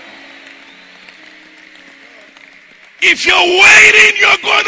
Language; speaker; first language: English; non-native, local second language; Yoruba